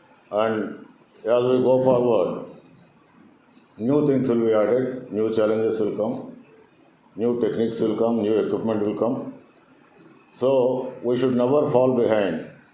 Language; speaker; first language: English; non-native, local second language; Telugu